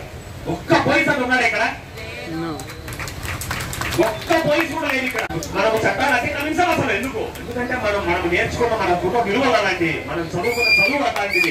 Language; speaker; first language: Telugu; native; Telugu